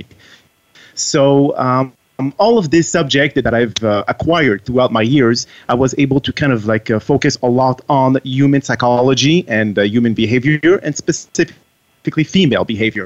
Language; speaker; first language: English; non-native, fluent; French